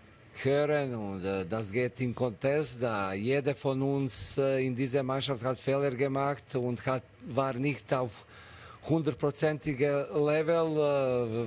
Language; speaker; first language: German; non-native, fluent; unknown